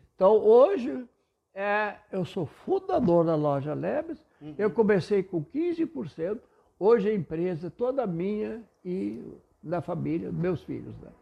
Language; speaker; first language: Portuguese; non-native, local second language; German